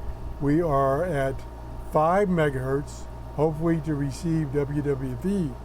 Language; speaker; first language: English; native; English